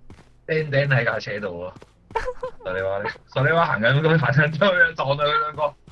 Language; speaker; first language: Chinese; native; Chinese